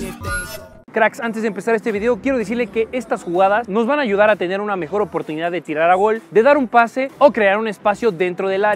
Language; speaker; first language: Spanish; native; Spanish